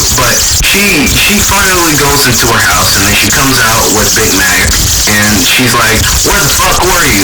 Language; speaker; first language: English; native; English